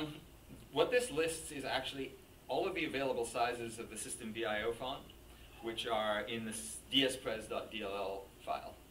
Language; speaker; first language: English; native; English